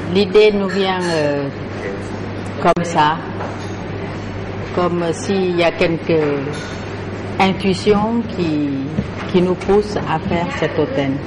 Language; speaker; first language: French; non-native, fluent; Lao